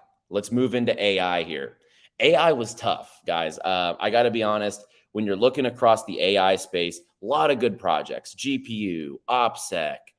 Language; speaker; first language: English; native; English